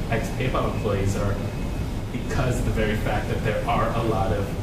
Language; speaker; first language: English; native; English